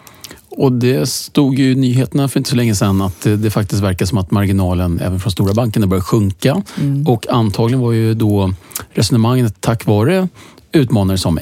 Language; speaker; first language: Swedish; native; Swedish